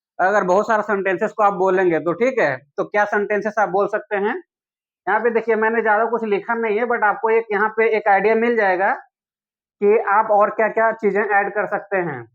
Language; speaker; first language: Hindi; native; Hindi